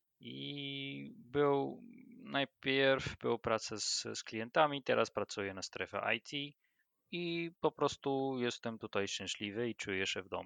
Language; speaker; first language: Polish; non-native, learner; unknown